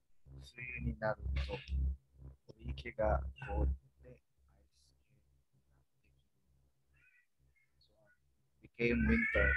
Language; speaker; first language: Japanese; non-native, learner; English